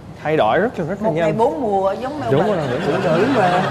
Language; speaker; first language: Vietnamese; non-native, fluent; English